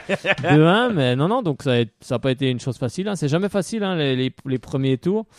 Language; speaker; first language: French; native; French